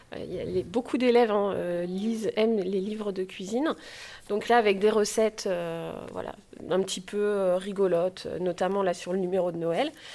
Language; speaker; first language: French; native; French